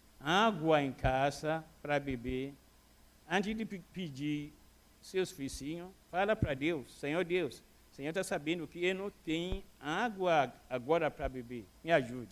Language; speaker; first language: Portuguese; non-native, fluent; Arabic